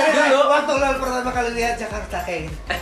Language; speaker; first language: Indonesian; native; Indonesian